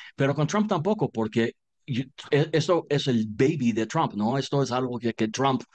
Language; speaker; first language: Spanish; non-native, fluent; English